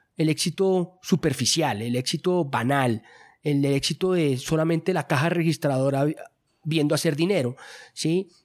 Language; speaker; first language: Spanish; native; Spanish